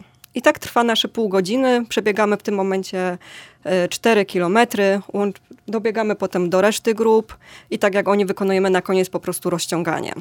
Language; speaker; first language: Polish; native; Polish